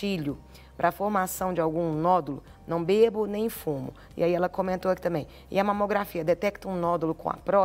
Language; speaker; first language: Portuguese; native; Portuguese